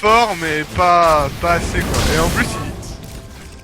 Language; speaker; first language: French; native; French